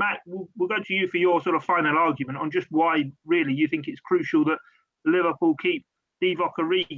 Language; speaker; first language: English; native; English